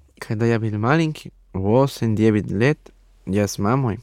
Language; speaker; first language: Russian; non-native, learner; Spanish